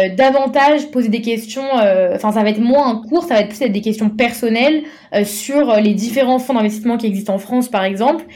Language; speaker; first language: French; native; French